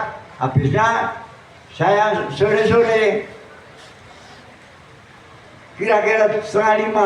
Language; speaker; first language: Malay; non-native, local second language; Javanese